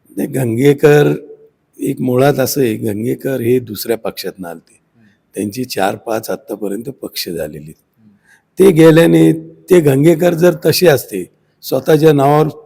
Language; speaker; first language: Marathi; native; Marathi